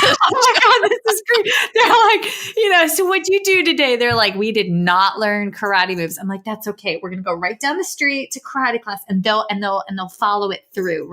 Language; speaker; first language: English; native; English